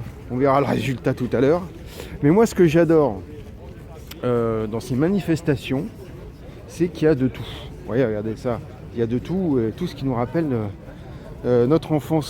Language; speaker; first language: French; native; French